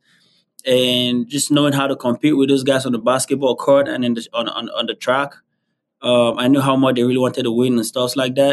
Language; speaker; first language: English; non-native, local second language; Igbo